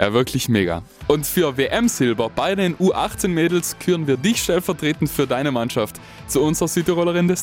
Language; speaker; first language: German; native; German